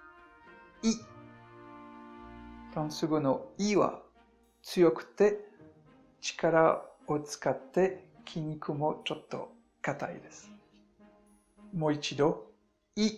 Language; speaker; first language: Japanese; non-native, fluent; French